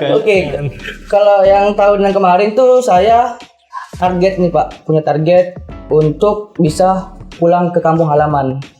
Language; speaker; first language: Indonesian; native; Indonesian